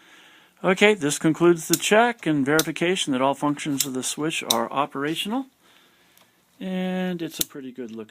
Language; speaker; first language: English; native; English